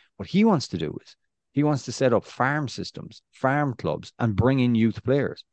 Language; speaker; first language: English; native; English